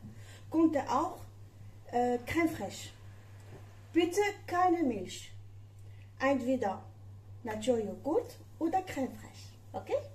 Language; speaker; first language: German; non-native, fluent; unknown